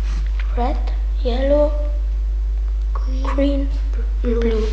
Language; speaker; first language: English; non-native, learner; German